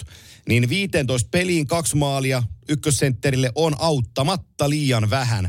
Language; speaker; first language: Finnish; native; Finnish